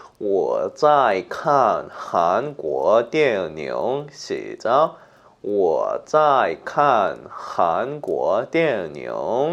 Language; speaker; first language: Chinese; non-native, fluent; Korean